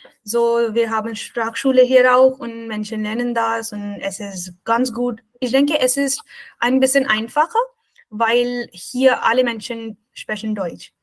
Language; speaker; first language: German; non-native, learner; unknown